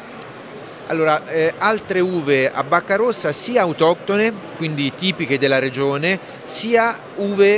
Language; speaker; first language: Italian; native; Italian